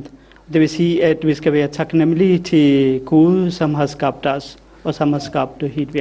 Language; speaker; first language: Danish; non-native, fluent; Urdu